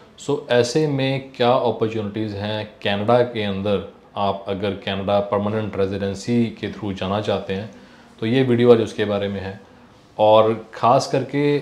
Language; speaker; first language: Hindi; non-native, local second language; Punjabi